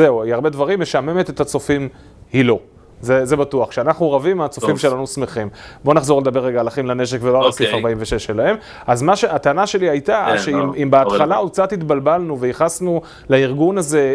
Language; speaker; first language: Hebrew; native; Hebrew